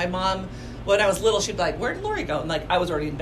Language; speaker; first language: English; native; English